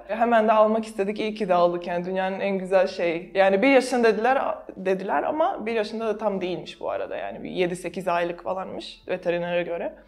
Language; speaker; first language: Turkish; non-native, fluent; Serbian